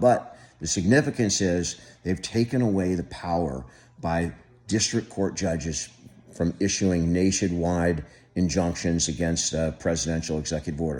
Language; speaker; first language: English; native; English